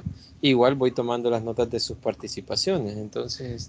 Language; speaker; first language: Spanish; native; Spanish